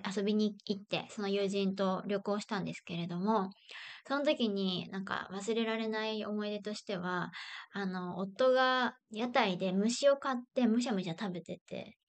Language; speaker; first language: Japanese; native; Japanese